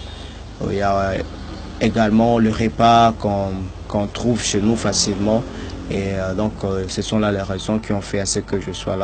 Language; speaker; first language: French; non-native, local second language; Swahili